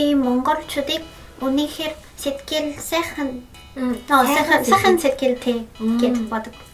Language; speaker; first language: Mongolian; non-native, learner; Spanish